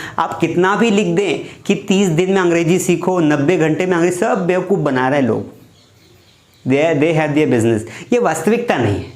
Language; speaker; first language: Hindi; native; Hindi